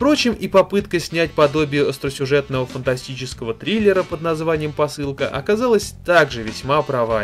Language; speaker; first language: Russian; native; Russian